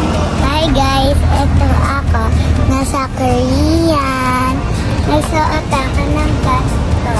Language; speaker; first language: Filipino; native; Filipino